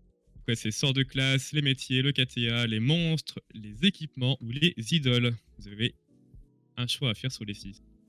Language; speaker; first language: French; native; French